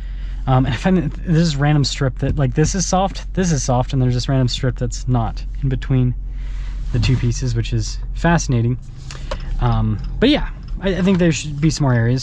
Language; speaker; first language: English; native; English